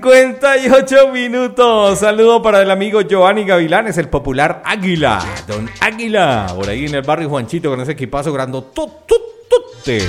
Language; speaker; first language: Spanish; native; Spanish